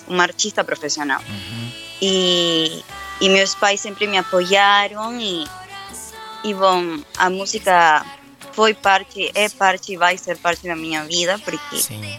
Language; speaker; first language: Portuguese; non-native, fluent; Spanish